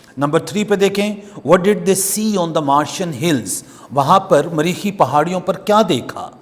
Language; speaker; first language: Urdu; non-native, local second language; Punjabi